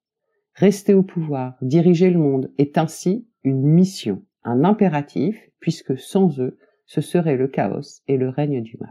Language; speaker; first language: French; native; French